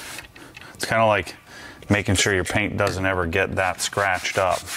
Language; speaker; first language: English; native; English